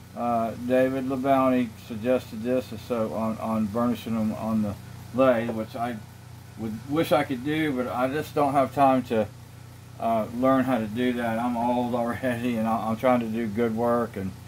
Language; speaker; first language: English; native; English